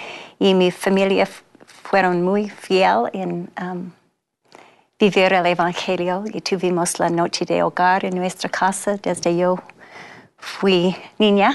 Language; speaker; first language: Spanish; non-native, learner; English